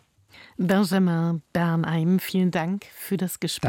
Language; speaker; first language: German; native; German